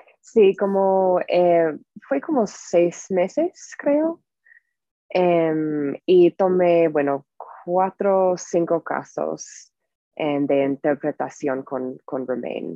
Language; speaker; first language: Spanish; non-native, fluent; English